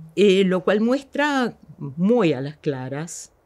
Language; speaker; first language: Spanish; native; Spanish